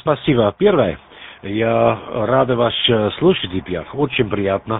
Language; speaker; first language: Russian; non-native, learner; German